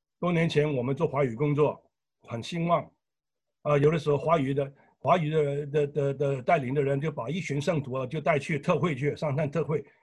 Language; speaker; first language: Chinese; native; Chinese